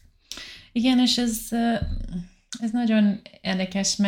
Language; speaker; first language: Hungarian; non-native, learner; English